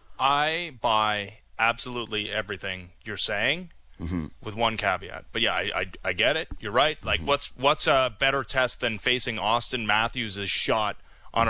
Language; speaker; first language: English; native; English